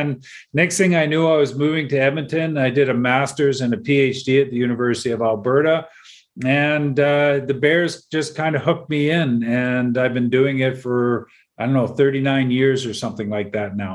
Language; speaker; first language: English; native; English